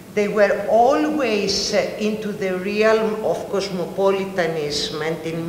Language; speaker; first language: English; non-native, fluent; Greek